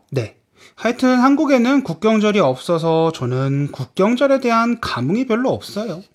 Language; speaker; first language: Korean; native; Korean